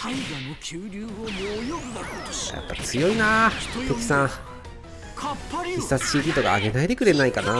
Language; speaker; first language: Japanese; native; Japanese